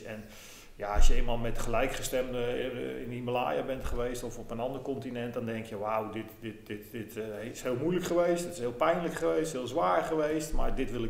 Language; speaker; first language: Dutch; native; Dutch